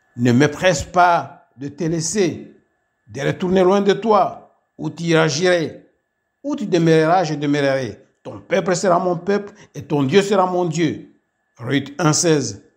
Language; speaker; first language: French; non-native, local second language; Kinyarwanda